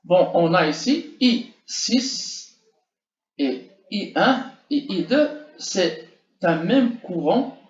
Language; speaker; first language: French; non-native, local second language; Arabic